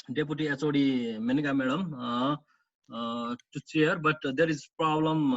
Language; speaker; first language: English; non-native, local second language; Nepali